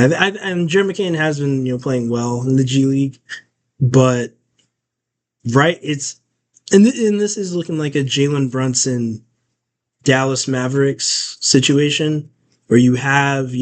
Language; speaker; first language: English; native; English